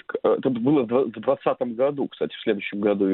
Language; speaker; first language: Russian; native; Russian